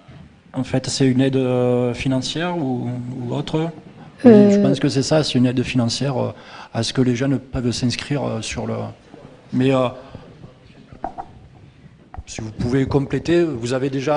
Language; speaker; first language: French; native; French